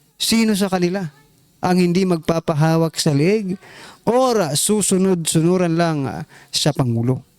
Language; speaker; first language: Filipino; non-native, local second language; Waray